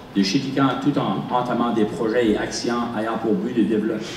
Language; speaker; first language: French; native; French